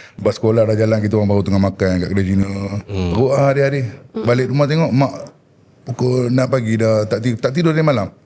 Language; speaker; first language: Malay; non-native, local second language; Tamil